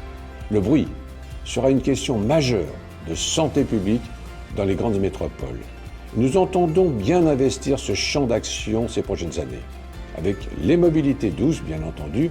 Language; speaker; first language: French; native; French